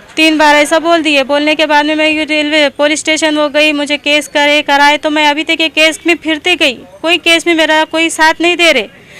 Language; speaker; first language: Hindi; native; Hindi